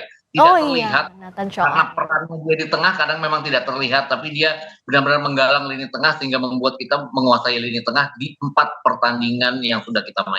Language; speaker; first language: Indonesian; native; Indonesian